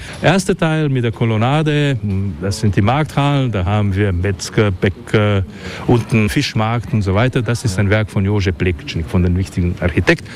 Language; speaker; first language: German; non-native, fluent; Slovenian